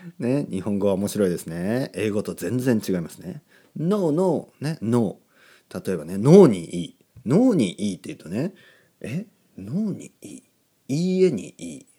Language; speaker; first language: Japanese; native; Japanese